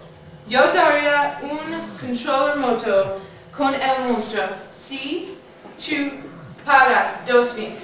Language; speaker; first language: Spanish; non-native, learner; English